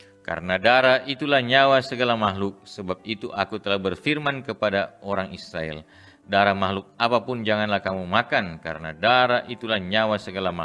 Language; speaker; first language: Indonesian; native; Indonesian